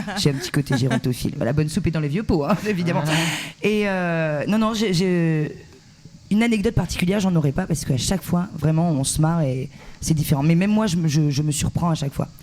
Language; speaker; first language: French; native; French